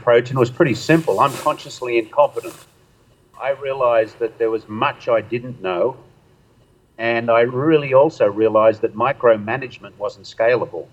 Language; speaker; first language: English; native; English